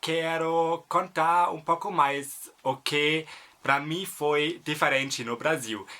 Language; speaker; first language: Portuguese; non-native, fluent; German